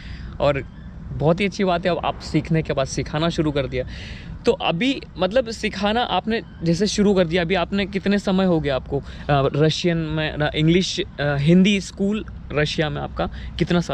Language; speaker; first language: Hindi; native; Hindi